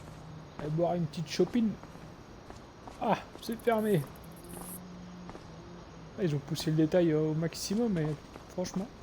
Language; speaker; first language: French; native; French